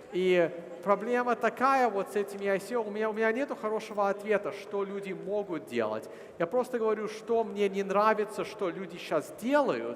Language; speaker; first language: Russian; early bilingual, heritage; Russian